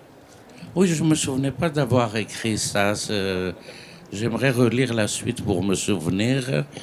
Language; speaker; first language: French; non-native, fluent; Greek